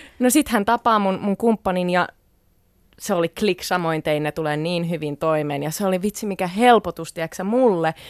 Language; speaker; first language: Finnish; early bilingual, other home language; Sinhala